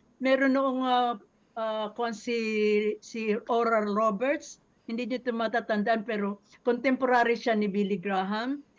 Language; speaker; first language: Filipino; native; Filipino